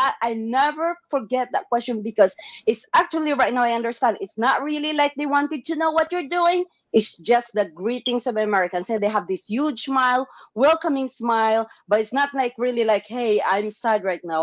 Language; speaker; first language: English; non-native, local second language; Hiligaynon